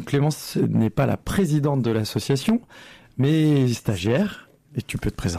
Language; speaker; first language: French; native; French